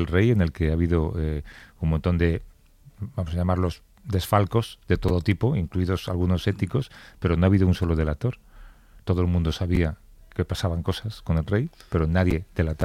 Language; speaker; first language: Spanish; native; Spanish